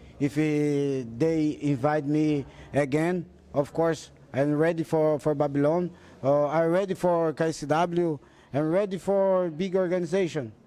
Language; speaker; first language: English; non-native, fluent; Portuguese